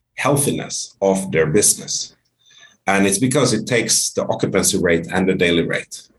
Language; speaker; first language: English; non-native, fluent; Finnish